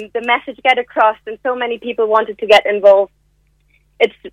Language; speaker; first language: English; non-native, fluent; German